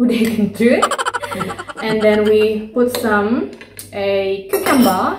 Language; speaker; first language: English; non-native, learner; Indonesian